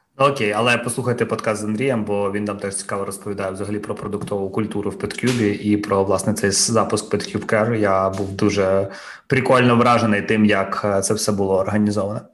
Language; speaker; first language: Ukrainian; non-native, local second language; Russian